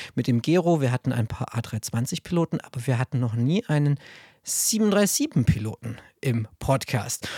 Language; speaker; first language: German; native; German